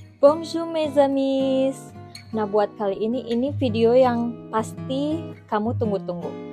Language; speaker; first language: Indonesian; native; Indonesian